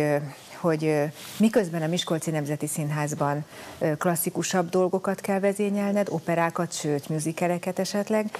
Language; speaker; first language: Hungarian; native; Hungarian